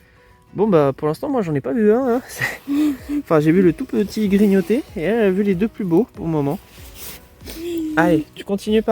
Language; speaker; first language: French; native; French